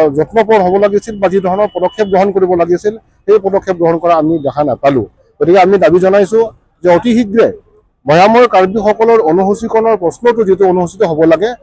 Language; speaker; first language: Assamese; non-native, local second language; Karbi